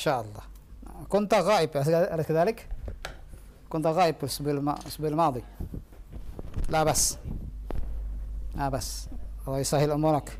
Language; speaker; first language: Arabic; non-native, fluent; Indonesian